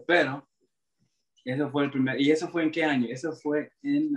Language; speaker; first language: Spanish; early bilingual, heritage; Spanish